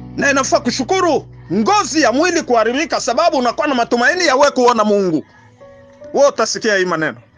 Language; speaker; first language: Swahili; native; Swahili